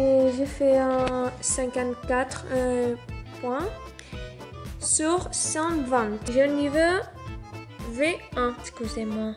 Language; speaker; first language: French; non-native, learner; Spanish